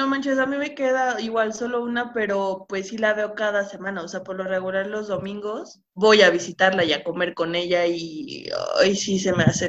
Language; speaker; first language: Spanish; native; Spanish